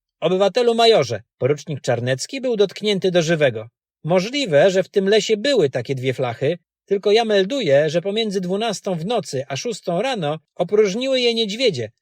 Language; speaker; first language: Polish; native; Polish